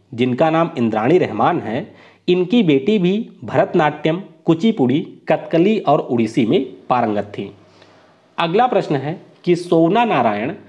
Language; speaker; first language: Hindi; native; Hindi